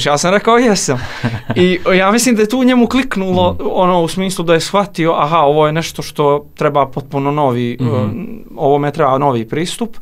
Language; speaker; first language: Serbian; native; Serbian